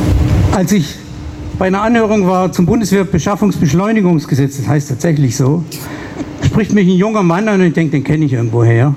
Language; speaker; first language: German; native; German